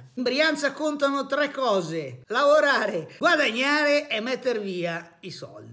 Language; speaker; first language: Italian; native; Italian